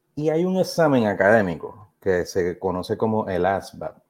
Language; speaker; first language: Spanish; native; Spanish